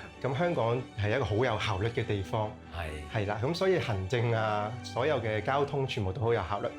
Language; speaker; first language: Cantonese; native; Cantonese